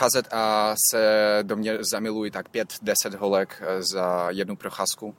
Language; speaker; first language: Czech; non-native, fluent; Ukrainian